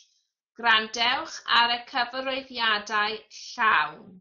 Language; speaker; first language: Welsh; non-native, fluent; English